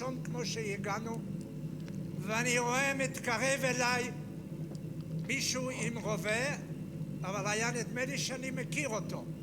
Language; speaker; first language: Hebrew; non-native, fluent; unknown